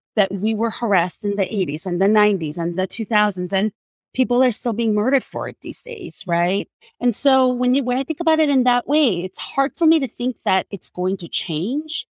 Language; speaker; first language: English; non-native, fluent; Korean